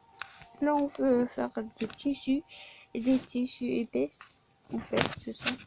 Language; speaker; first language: French; non-native, learner; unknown